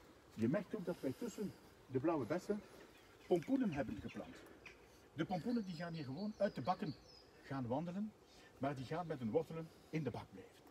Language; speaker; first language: Dutch; native; Dutch